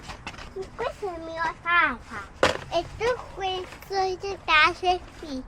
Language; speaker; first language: Italian; early bilingual, other home language; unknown